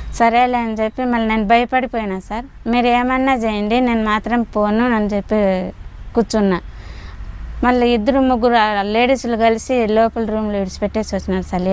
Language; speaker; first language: Telugu; native; Telugu